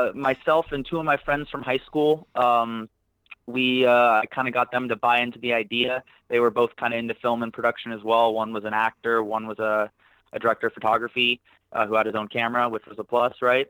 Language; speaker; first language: English; native; English